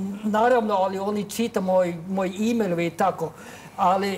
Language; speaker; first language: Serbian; non-native, learner; Norwegian